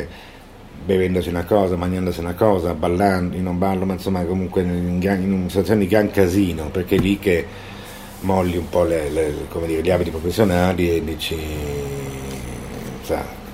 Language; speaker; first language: Italian; native; Italian